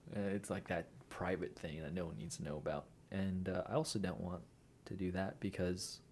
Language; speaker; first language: English; native; English